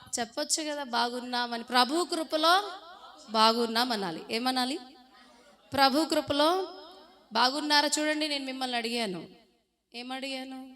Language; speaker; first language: Telugu; non-native, fluent; Hindi